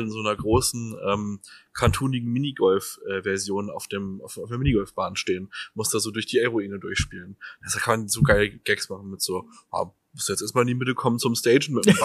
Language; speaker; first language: German; native; German